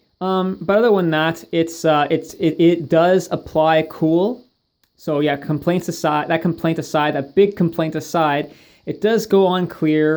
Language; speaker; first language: English; native; English